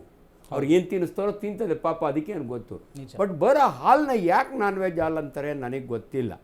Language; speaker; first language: Kannada; native; Kannada